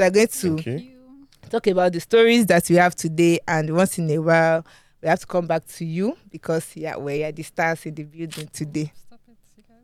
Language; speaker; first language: English; non-native, local second language; Yoruba